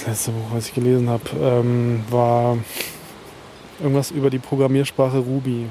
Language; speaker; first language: German; native; German